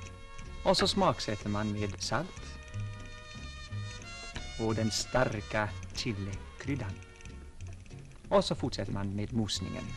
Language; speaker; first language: Swedish; non-native, fluent; English